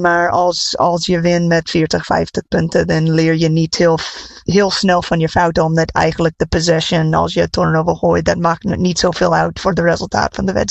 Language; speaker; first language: Dutch; non-native, fluent; English